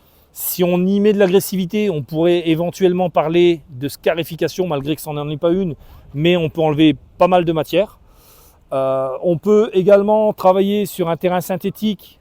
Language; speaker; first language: French; native; French